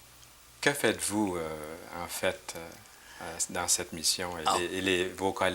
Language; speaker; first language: French; native; French